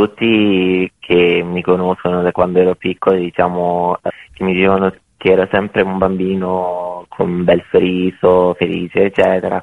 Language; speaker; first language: Italian; non-native, fluent; Bosnian